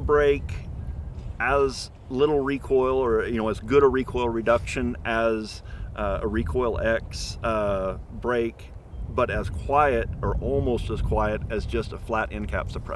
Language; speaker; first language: English; native; English